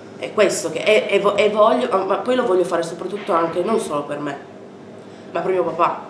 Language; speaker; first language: Italian; native; Italian